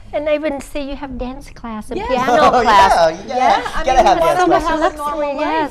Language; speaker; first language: English; native; English